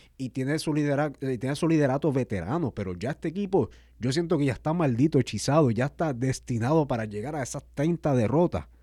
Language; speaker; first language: Spanish; native; Spanish